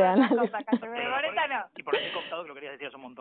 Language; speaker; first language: Spanish; native; Spanish